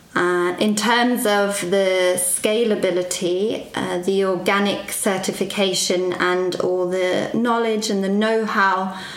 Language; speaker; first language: English; native; English